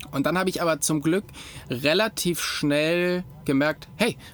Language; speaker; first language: German; native; German